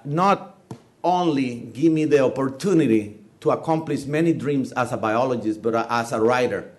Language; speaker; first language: English; non-native, fluent; Spanish